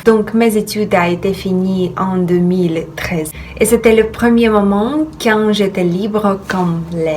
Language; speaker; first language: French; non-native, fluent; Russian